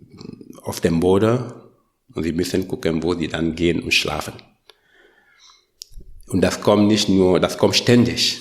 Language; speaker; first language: German; non-native, learner; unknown